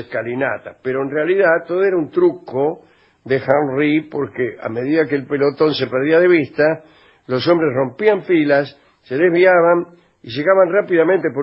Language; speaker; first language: Spanish; native; Spanish